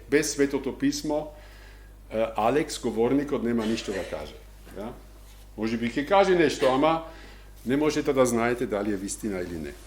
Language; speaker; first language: Macedonian; non-native, fluent; German